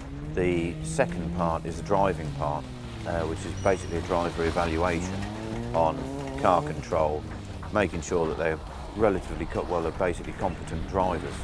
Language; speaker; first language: English; native; English